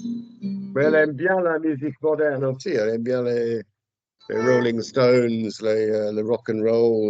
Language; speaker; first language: French; non-native, fluent; English